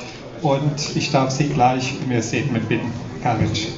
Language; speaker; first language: German; native; German